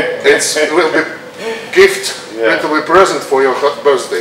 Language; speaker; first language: English; non-native, learner; Russian